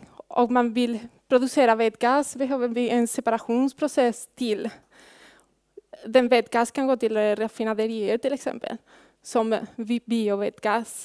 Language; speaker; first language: Swedish; non-native, fluent; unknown